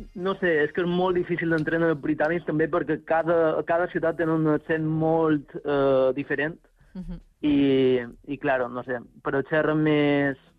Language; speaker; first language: Catalan; native; Catalan